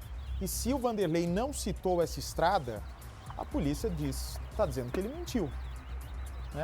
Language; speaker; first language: Portuguese; native; Portuguese